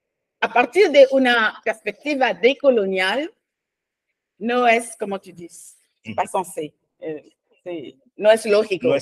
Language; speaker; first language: Spanish; non-native, fluent; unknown